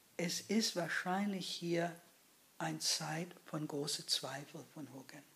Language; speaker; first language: German; non-native, fluent; English